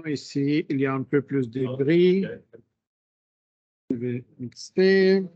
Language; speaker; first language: French; non-native, fluent; Spanish